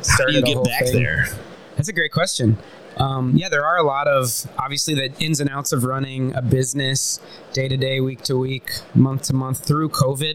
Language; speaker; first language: English; native; English